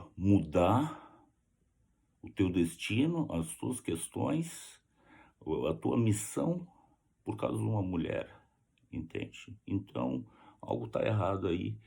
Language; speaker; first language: Portuguese; native; Portuguese